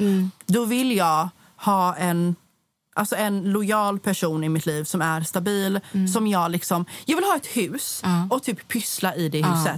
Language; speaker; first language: Swedish; native; Swedish